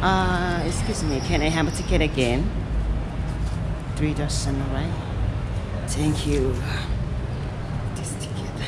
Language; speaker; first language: English; non-native, learner; Lao